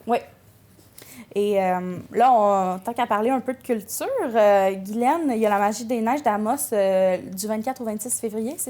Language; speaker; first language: French; native; French